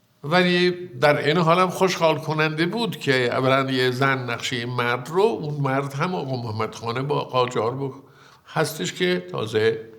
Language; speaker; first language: Persian; native; Persian